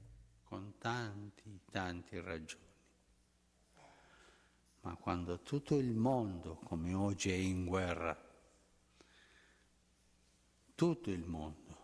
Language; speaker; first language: Italian; non-native, fluent; Spanish